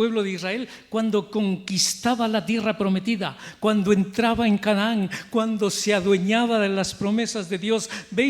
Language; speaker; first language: Spanish; native; Spanish